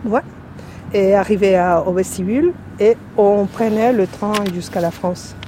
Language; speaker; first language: French; non-native, fluent; Spanish